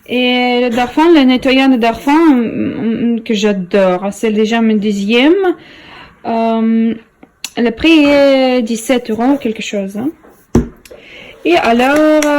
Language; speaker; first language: French; non-native, learner; Russian